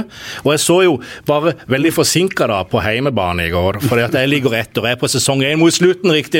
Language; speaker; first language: Norwegian; native; Norwegian